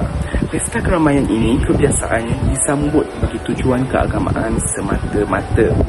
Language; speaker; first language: Malay; native; Malay